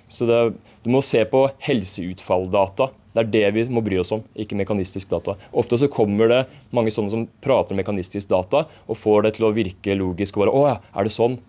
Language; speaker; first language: Norwegian; native; Norwegian